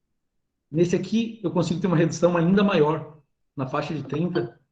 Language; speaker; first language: Portuguese; native; Portuguese